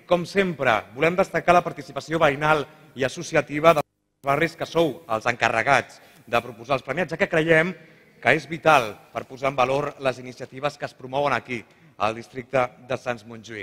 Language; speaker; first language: Catalan; native; Catalan